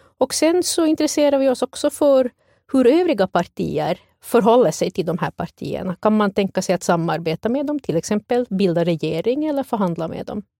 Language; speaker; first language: Swedish; native; Swedish